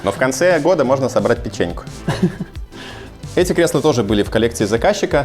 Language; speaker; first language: Russian; native; Russian